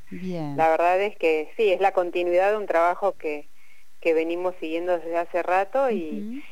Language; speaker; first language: Spanish; native; Spanish